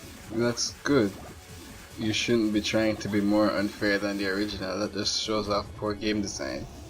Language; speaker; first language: English; native; English